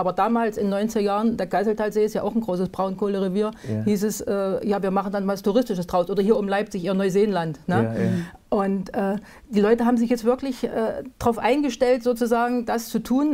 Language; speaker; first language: German; native; German